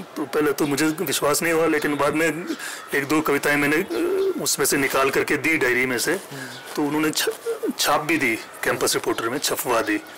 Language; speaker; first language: Hindi; non-native, local second language; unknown